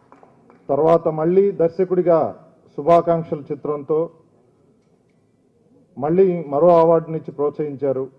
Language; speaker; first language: Telugu; native; Telugu